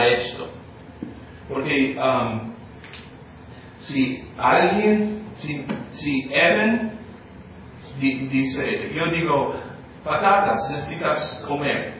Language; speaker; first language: Spanish; non-native, fluent; English